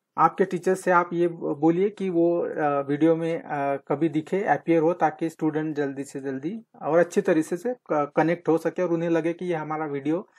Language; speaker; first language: Hindi; non-native, local second language; Marathi